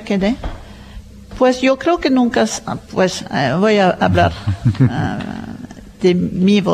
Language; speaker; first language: Spanish; non-native, fluent; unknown